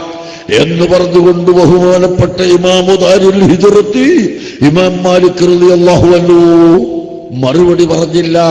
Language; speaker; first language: Malayalam; native; Malayalam